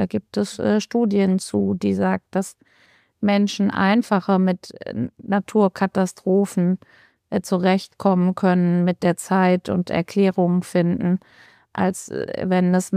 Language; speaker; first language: German; native; German